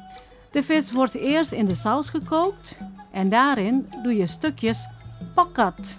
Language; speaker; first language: Dutch; non-native, fluent; Indonesian